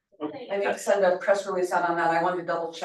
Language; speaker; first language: English; native; English